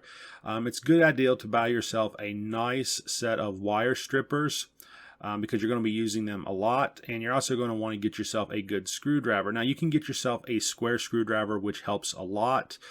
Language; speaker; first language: English; native; English